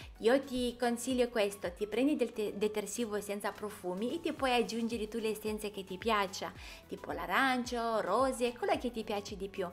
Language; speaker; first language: Italian; non-native, fluent; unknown